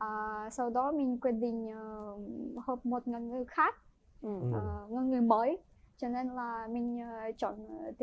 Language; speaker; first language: Vietnamese; non-native, fluent; Ukrainian